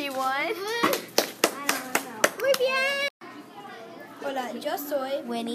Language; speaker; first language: Spanish; non-native, learner; English